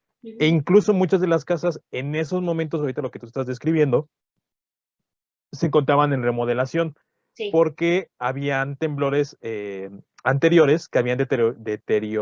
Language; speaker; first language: Spanish; native; Spanish